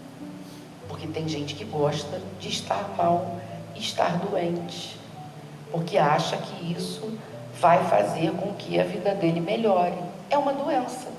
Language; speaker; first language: Portuguese; native; Portuguese